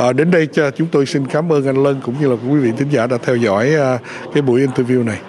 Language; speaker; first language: Vietnamese; early bilingual, heritage; Vietnamese